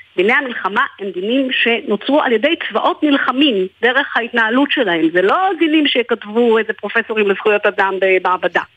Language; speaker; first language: Hebrew; native; Hebrew